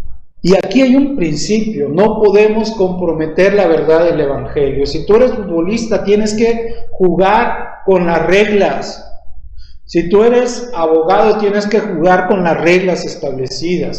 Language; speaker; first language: Spanish; native; Spanish